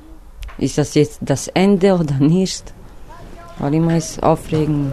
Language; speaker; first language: German; non-native, learner; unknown